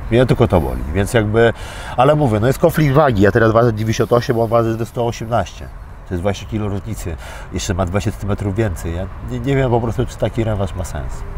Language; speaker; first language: Polish; early bilingual, other home language; Armenian